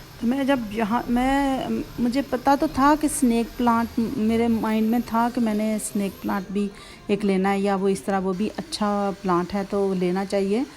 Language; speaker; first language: Urdu; native; Urdu